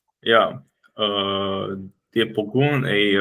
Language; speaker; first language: Danish; non-native, learner; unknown